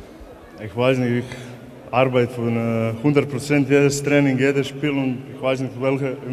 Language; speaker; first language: German; non-native, learner; Croatian